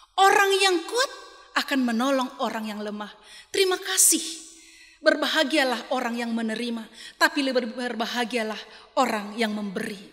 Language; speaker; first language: Indonesian; non-native, local second language; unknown